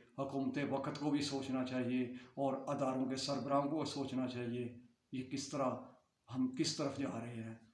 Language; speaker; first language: Urdu; non-native, local second language; Punjabi